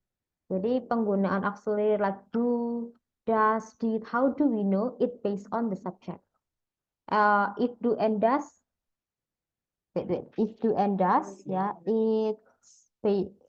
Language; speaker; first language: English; non-native, fluent; Indonesian